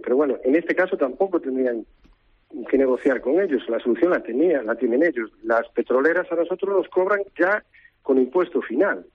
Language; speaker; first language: Spanish; native; Spanish